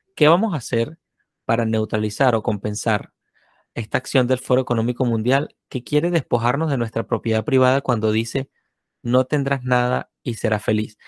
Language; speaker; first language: Spanish; native; Spanish